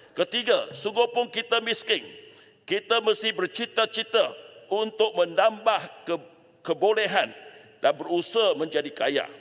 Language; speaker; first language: Malay; non-native, local second language; Chinese